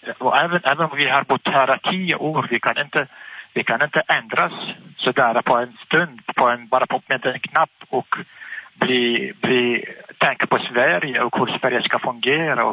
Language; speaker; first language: Swedish; non-native, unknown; Arabic